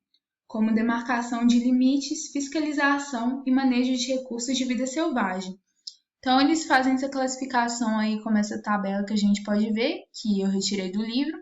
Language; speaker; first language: Portuguese; native; Portuguese